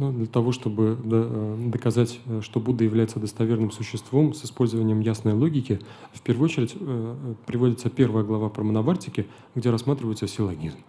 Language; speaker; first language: Russian; native; Russian